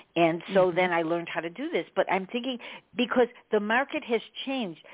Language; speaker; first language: English; native; English